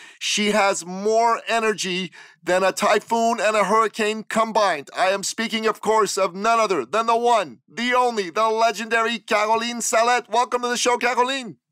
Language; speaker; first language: English; native; English